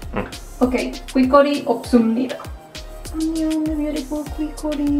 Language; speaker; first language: Korean; non-native, learner; Spanish